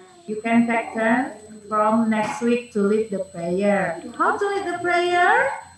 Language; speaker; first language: English; non-native, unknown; Indonesian